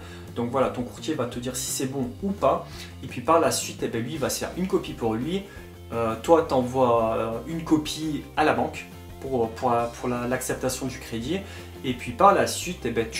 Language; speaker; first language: French; native; French